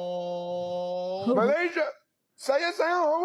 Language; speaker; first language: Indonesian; non-native, learner; English